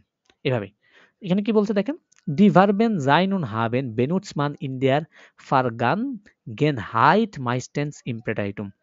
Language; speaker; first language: German; non-native, learner; Bangla